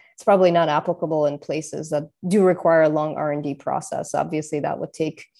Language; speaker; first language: English; non-native, fluent; Russian